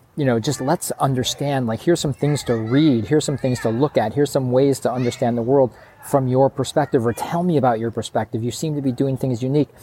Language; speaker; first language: English; native; English